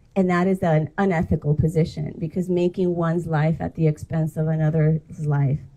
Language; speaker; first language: English; native; English